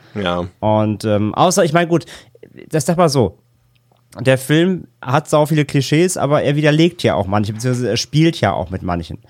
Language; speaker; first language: German; native; German